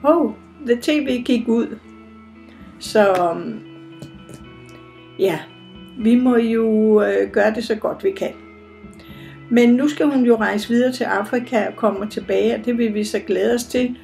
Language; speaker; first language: Danish; native; Danish